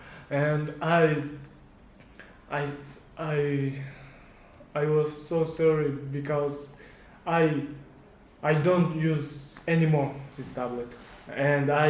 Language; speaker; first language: English; non-native, learner; Kazakh